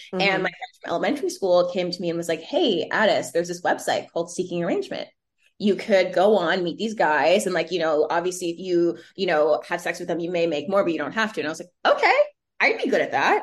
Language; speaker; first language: English; native; English